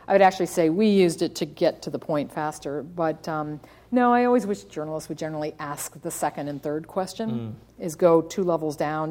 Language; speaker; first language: English; native; English